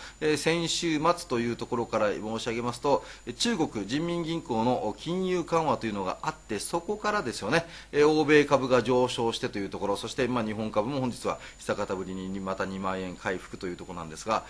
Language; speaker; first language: Japanese; native; Japanese